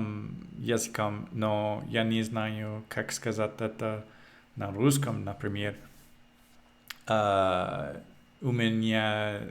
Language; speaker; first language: Russian; non-native, learner; English